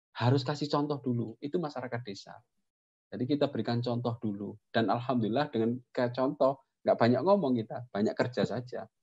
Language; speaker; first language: Indonesian; non-native, local second language; Javanese